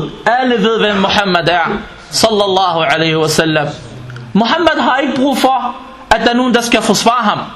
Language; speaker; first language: Danish; non-native, fluent; Arabic